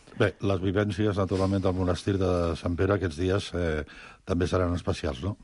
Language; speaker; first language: Catalan; native; Catalan